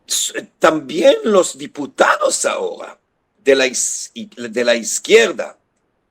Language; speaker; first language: Spanish; non-native, fluent; Hebrew